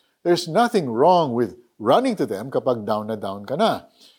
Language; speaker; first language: English; non-native, local second language; Filipino